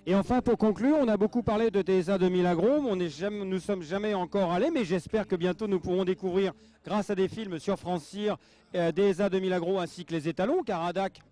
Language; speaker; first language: French; native; French